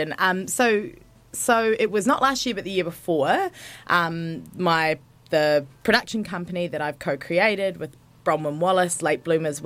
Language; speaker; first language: English; native; English